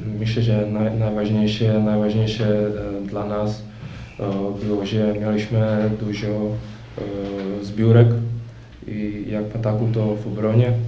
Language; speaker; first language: Polish; non-native, fluent; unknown